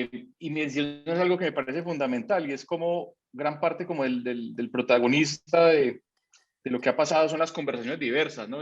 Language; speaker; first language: Spanish; native; Spanish